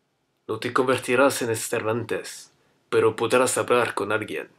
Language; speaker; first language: Spanish; non-native, learner; French